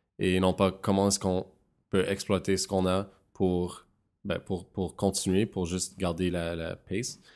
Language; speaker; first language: French; non-native, local second language; English